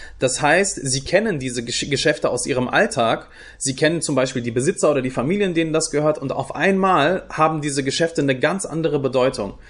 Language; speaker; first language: German; early bilingual, other home language; Turkish